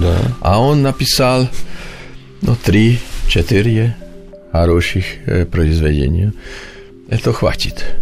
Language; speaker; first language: Russian; non-native, learner; Hungarian